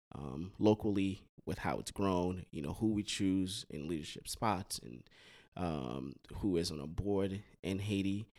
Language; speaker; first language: English; early bilingual, other home language; Haitian Creole